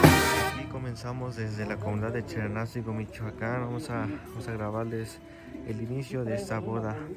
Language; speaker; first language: Spanish; native; Spanish